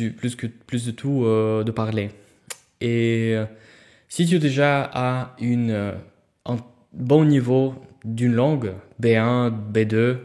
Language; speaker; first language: French; non-native, fluent; Russian